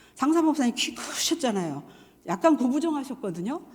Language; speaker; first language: Korean; native; Korean